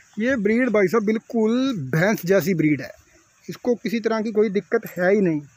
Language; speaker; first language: Hindi; non-native, local second language; Punjabi